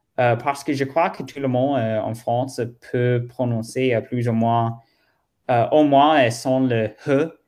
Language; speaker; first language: French; non-native, learner; German